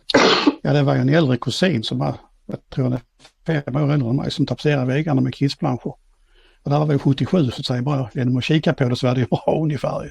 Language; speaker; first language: Swedish; native; Swedish